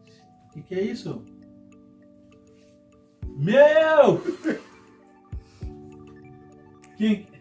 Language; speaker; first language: Portuguese; non-native, learner; Haitian Creole